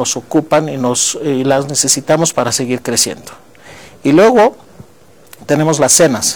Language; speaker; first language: Spanish; non-native, fluent; Greek